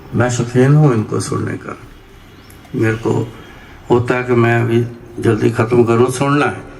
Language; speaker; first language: Hindi; non-native, local second language; Punjabi